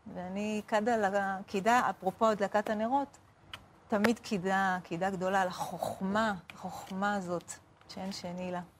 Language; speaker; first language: Hebrew; early bilingual, other home language; Arabic